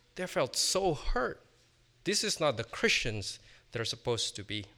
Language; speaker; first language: English; non-native, fluent; Indonesian